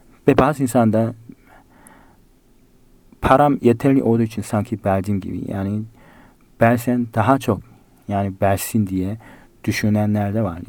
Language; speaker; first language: Turkish; non-native, fluent; Korean